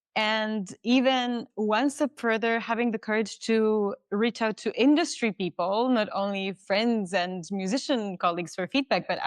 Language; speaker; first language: English; non-native, fluent; German